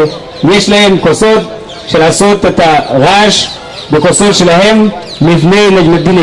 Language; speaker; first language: Hebrew; non-native, fluent; Arabic